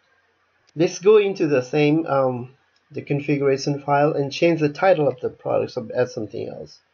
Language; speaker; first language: English; non-native, fluent; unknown